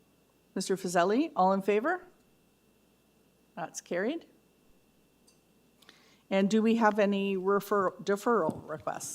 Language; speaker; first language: English; native; English